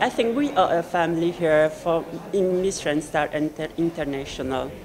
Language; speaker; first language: English; non-native, learner; French